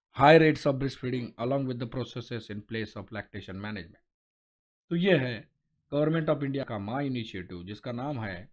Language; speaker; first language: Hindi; non-native, local second language; Marathi